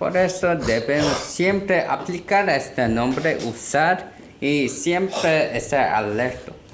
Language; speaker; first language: Spanish; non-native, learner; Korean